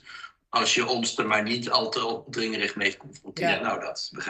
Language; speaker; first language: Dutch; native; Dutch